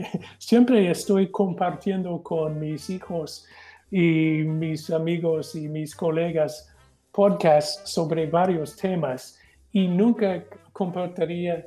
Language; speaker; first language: Spanish; non-native, fluent; English